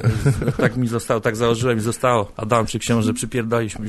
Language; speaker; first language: Polish; native; Polish